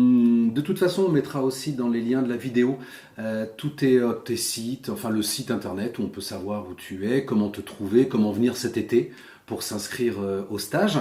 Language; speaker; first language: French; native; French